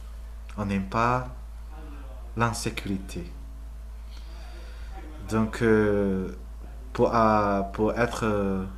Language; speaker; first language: French; non-native, fluent; Vietnamese